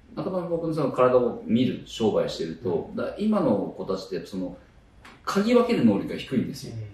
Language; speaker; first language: Japanese; native; Japanese